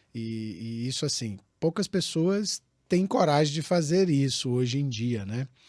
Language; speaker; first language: Portuguese; native; Portuguese